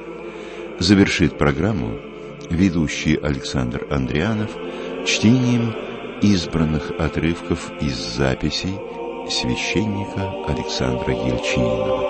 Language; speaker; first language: Russian; native; Russian